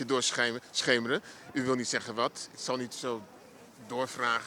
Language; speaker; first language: Dutch; native; Dutch